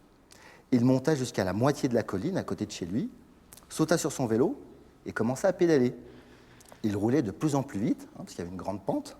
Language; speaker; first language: French; native; French